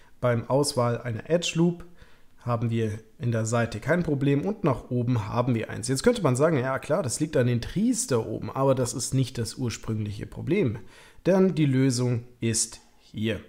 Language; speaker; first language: German; native; German